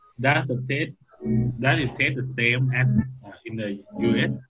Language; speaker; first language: English; non-native, learner; Thai